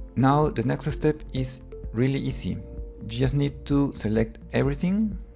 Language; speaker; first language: English; non-native, fluent; Spanish